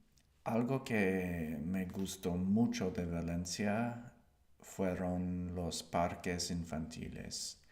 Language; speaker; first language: Spanish; non-native, learner; English